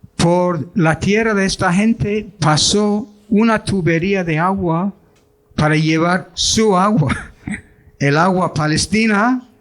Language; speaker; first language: Spanish; non-native, fluent; English